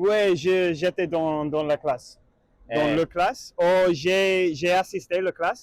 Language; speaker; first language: French; non-native, learner; English